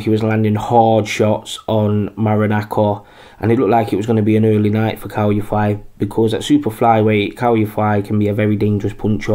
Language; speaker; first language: English; native; English